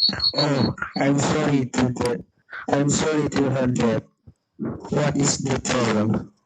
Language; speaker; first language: English; non-native, learner; Indonesian